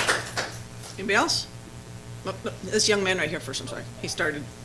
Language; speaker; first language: English; native; English